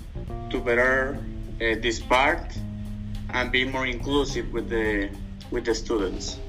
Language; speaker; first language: English; non-native, learner; Spanish